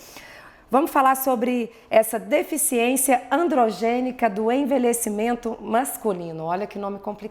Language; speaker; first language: Portuguese; native; Portuguese